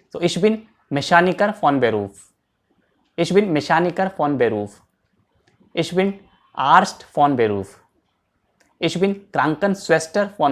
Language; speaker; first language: German; non-native, fluent; Hindi